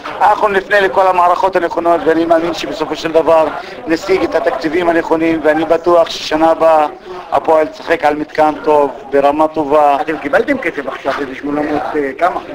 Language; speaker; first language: Hebrew; non-native, local second language; Arabic